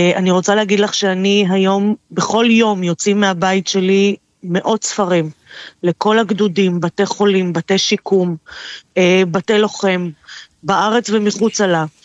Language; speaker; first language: Hebrew; early bilingual, other home language; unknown